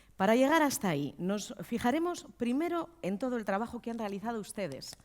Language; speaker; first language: Spanish; native; Spanish